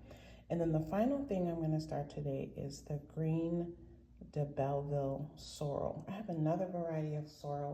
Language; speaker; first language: English; native; English